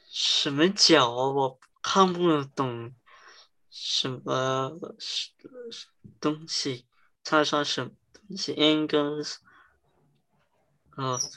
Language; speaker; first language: Chinese; early bilingual, heritage; Chinese